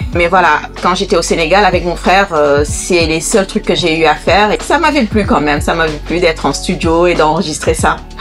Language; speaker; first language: French; non-native, local second language; Wolof